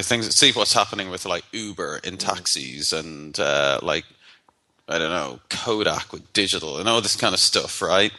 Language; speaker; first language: English; native; English